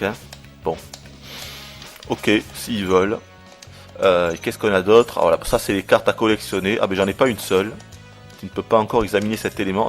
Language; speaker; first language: French; native; French